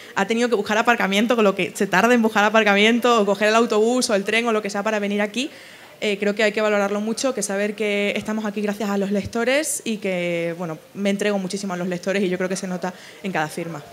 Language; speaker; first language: Spanish; native; Spanish